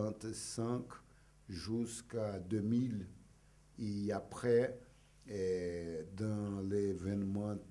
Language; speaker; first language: French; non-native, fluent; Portuguese